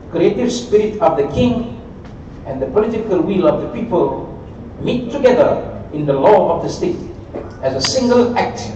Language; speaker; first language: English; non-native, local second language; Malay